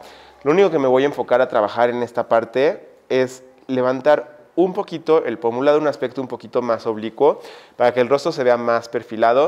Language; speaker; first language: Spanish; native; Spanish